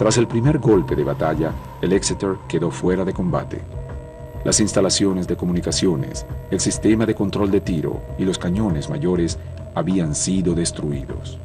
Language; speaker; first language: Spanish; native; Spanish